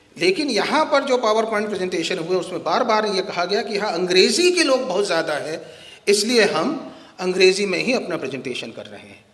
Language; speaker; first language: Hindi; native; Hindi